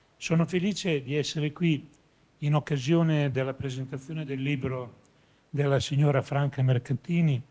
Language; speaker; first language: Italian; native; Italian